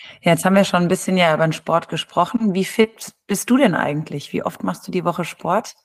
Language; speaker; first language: German; native; German